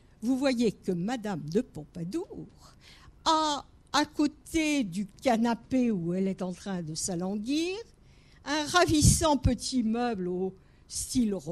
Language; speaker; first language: French; native; French